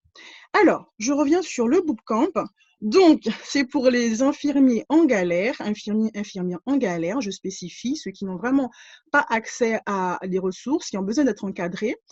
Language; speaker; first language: French; native; French